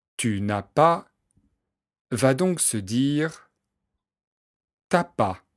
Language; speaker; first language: French; native; French